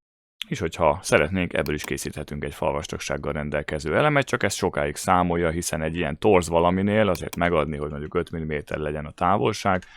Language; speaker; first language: Hungarian; native; Hungarian